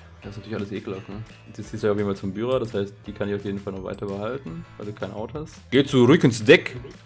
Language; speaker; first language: German; native; German